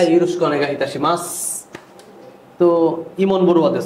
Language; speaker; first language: Japanese; non-native, learner; Bangla